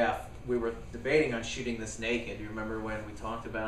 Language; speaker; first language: English; native; English